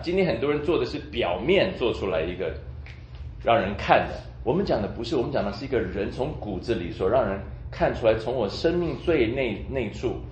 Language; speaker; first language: Chinese; native; Chinese